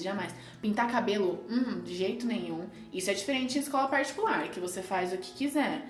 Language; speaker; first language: Portuguese; early bilingual, heritage; Portuguese